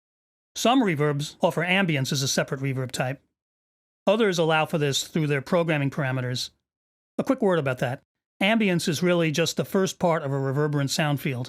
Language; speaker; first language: English; native; English